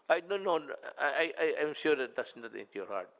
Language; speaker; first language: English; non-native, local second language; Filipino